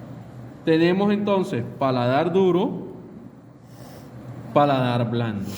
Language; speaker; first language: Spanish; native; Spanish